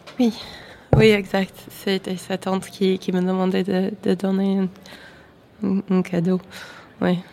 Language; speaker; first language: French; non-native, fluent; English